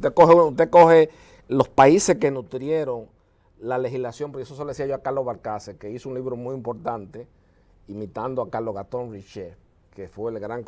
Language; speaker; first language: Spanish; native; Spanish